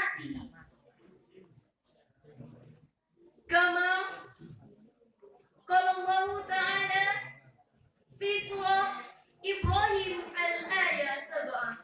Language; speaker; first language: Arabic; non-native, learner; Indonesian